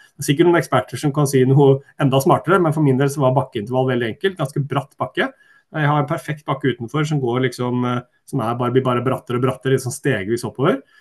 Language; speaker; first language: Norwegian; early bilingual, other home language; Swedish